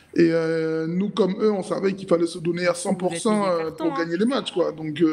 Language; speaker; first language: French; native; French